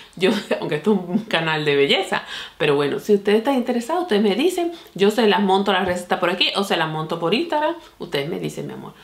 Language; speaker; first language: Spanish; native; Spanish